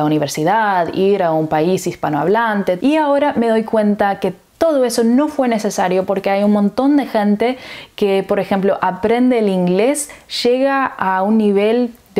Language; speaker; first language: Spanish; early bilingual, heritage; English